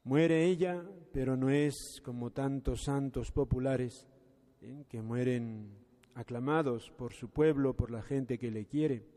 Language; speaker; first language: Spanish; native; Spanish